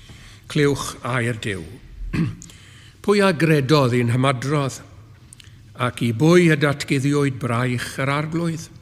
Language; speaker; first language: Welsh; native; Welsh